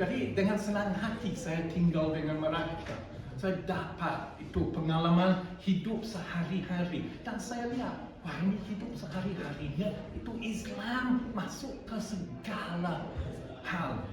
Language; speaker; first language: Indonesian; non-native, fluent; English